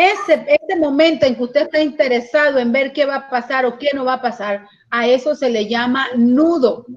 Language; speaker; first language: Spanish; native; Spanish